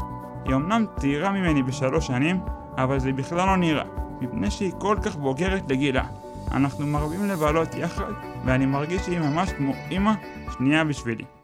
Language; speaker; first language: Hebrew; native; Hebrew